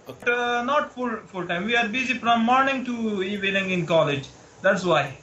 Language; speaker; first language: English; non-native, learner; Pashto